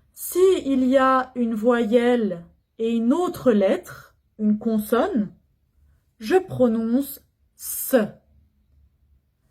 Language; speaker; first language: French; non-native, fluent; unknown